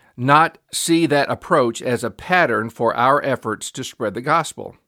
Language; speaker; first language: English; native; English